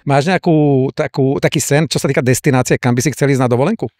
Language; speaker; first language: Slovak; native; Slovak